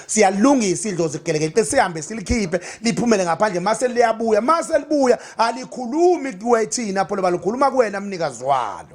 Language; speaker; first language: Zulu; native; Zulu